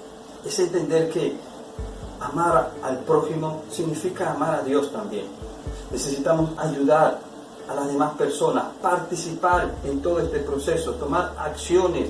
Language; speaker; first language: Spanish; native; Spanish